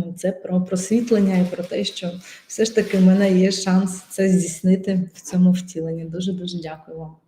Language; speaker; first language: Ukrainian; non-native, local second language; Russian